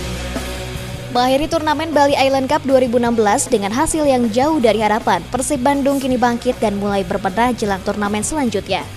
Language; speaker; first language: Indonesian; native; Indonesian